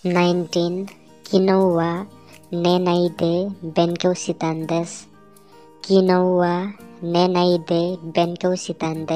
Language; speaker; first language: Japanese; non-native, learner; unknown